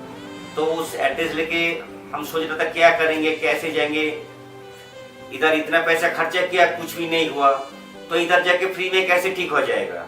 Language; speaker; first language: Hindi; non-native, local second language; Bangla